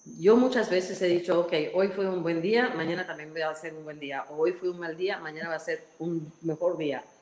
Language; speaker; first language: Spanish; non-native, fluent; English